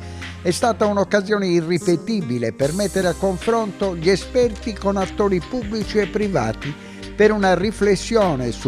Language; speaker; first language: Italian; native; Italian